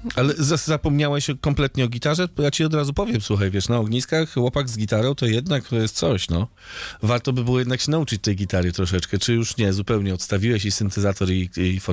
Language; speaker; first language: Polish; native; Polish